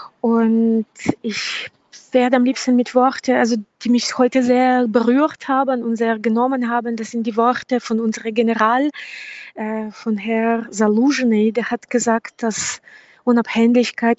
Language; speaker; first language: German; non-native, fluent; Ukrainian